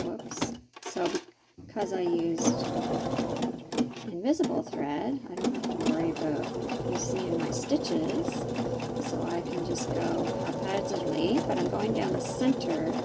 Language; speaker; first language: English; native; English